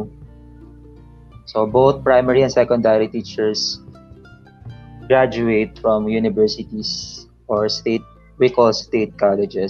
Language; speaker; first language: English; non-native, local second language; Filipino